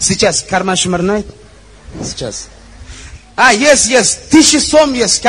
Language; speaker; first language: Russian; non-native, learner; Uzbek